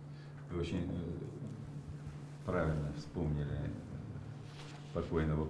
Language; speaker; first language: Russian; native; Russian